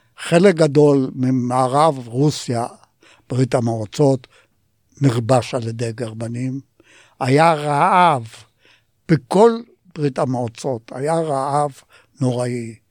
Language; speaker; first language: Hebrew; non-native, fluent; Polish